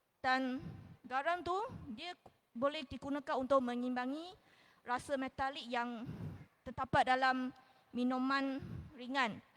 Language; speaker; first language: Malay; non-native, local second language; Chinese